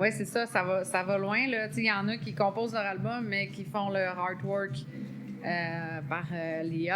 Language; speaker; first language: French; native; French